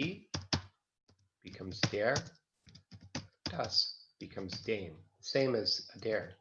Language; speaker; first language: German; non-native, fluent; English